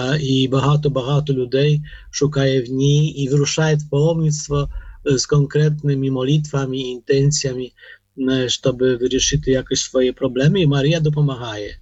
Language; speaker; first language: Polish; non-native, learner; Ukrainian